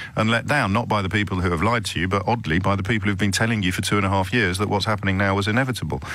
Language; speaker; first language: English; native; English